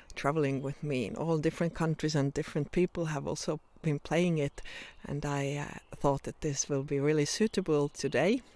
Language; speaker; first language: English; non-native, fluent; Estonian